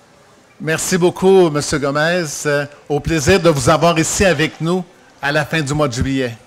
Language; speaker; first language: French; native; French